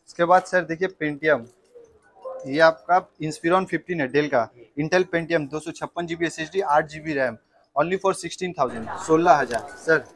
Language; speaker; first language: Hindi; non-native, local second language; Bangla